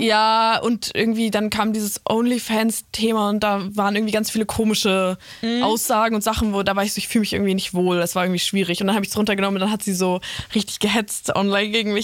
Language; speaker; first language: German; native; German